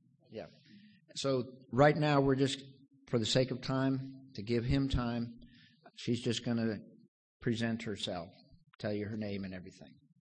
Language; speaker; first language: English; native; English